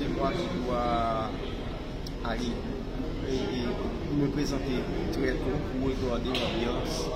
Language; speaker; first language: French; non-native, learner; Haitian Creole